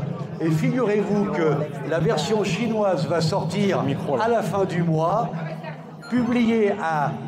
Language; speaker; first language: French; native; French